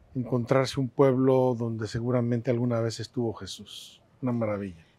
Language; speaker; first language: Spanish; native; Spanish